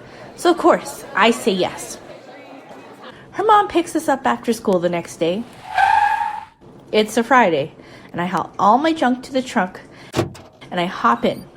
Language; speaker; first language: English; native; English